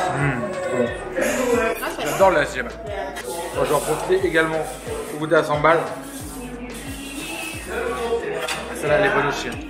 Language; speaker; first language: French; native; French